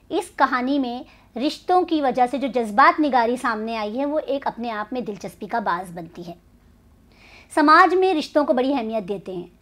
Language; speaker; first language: Hindi; non-native, local second language; Urdu